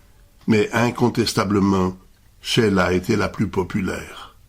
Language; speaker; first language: French; native; French